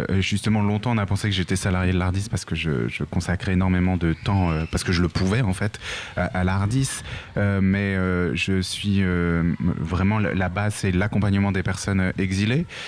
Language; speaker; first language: French; native; French